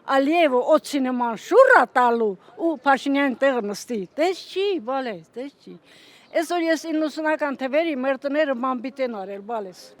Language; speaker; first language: Armenian; native; Armenian